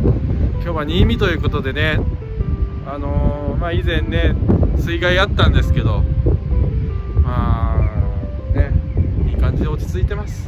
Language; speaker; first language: Japanese; native; Japanese